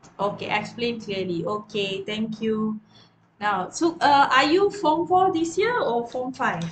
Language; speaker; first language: English; non-native, local second language; Malay